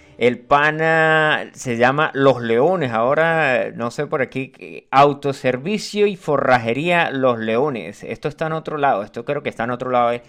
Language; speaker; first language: Spanish; native; Spanish